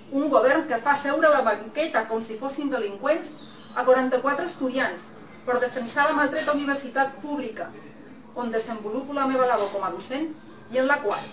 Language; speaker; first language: Catalan; non-native, local second language; Spanish